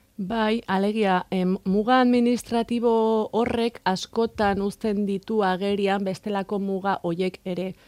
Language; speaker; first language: Basque; non-native, local second language; Spanish